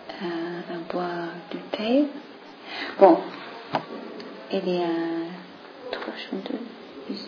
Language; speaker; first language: French; non-native, fluent; English